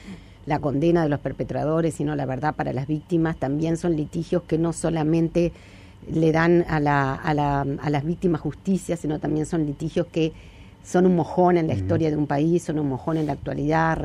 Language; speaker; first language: Spanish; native; Spanish